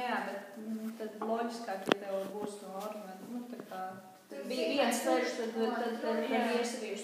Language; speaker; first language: Latvian; native; Latvian